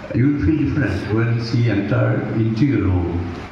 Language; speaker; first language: English; non-native, local second language; Assamese